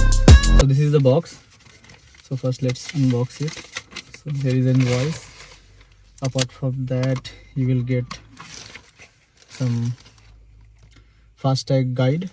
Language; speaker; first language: English; non-native, local second language; Hindi